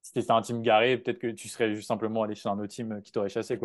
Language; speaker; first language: French; native; French